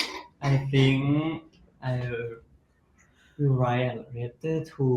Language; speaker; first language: English; non-native, learner; Thai